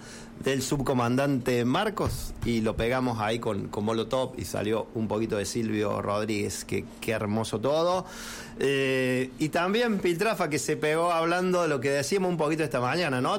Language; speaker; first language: Spanish; native; Spanish